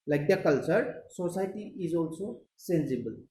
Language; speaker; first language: English; non-native, local second language; Assamese